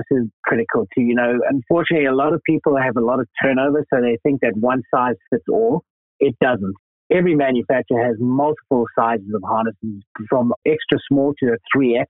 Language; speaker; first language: English; native; English